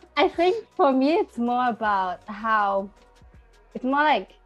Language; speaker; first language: English; early bilingual, heritage; Chinese